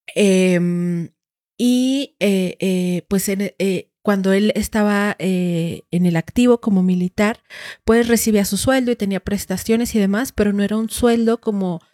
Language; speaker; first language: Spanish; native; Spanish